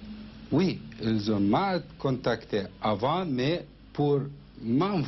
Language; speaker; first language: French; non-native, fluent; Arabic